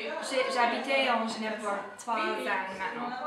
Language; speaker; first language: French; non-native, learner; English